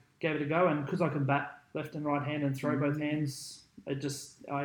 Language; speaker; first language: English; native; English